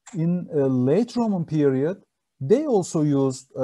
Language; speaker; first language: English; non-native, fluent; Turkish